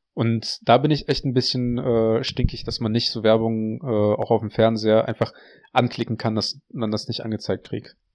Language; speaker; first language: German; early bilingual, other home language; Russian